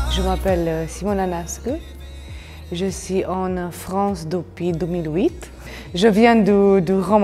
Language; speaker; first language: French; non-native, learner; Romanian